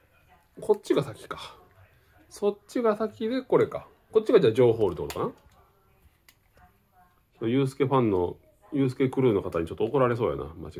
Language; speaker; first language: Japanese; native; Japanese